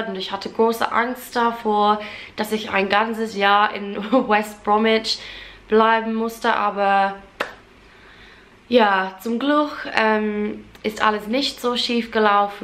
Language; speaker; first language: German; non-native, fluent; English